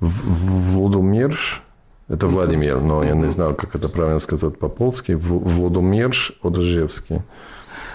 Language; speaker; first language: Russian; non-native, fluent; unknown